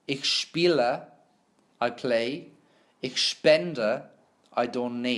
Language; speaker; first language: German; non-native, fluent; English